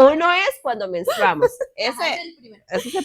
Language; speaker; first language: Spanish; native; Spanish